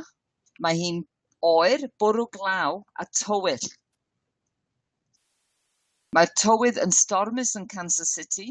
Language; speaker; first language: Welsh; non-native, learner; English